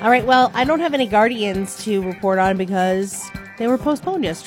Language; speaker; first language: English; native; English